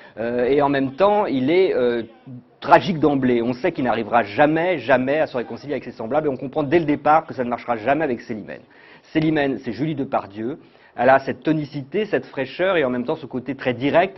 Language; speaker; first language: French; native; French